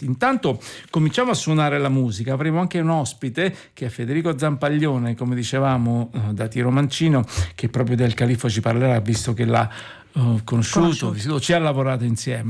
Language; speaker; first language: Italian; native; Italian